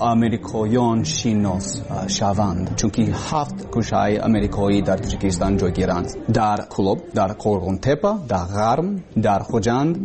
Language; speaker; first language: Persian; non-native, learner; English